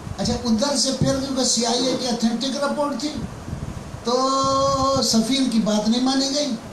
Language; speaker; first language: Urdu; non-native, local second language; Baluchi